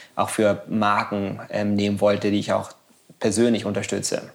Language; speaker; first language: German; non-native, fluent; Spanish